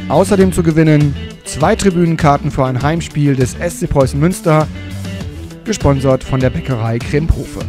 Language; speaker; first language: German; native; German